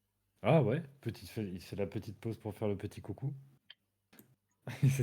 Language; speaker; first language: French; native; French